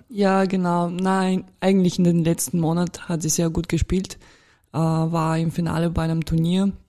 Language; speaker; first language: German; non-native, fluent; Russian